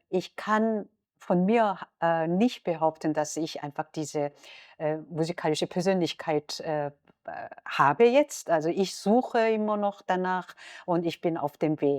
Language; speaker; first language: German; non-native, fluent; Korean